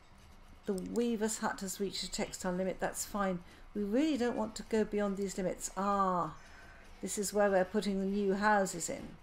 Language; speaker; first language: English; native; English